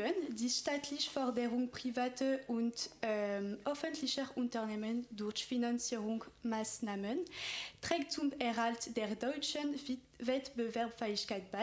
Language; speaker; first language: German; non-native, fluent; French